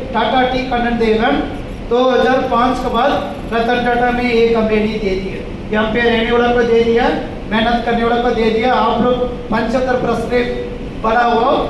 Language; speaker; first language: Hindi; non-native, local second language; Tamil